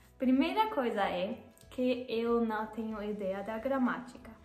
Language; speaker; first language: Portuguese; non-native, learner; German